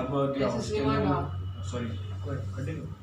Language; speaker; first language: German; non-native, learner; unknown